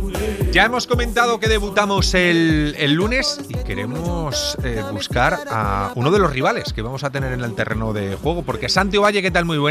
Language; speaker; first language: Spanish; native; Spanish